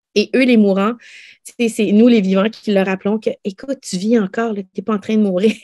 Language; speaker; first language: French; early bilingual, other home language; Lao